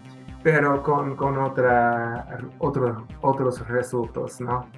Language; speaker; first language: Spanish; non-native, fluent; English